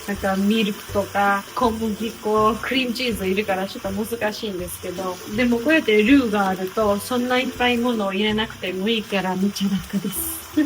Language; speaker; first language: Japanese; non-native, fluent; Georgian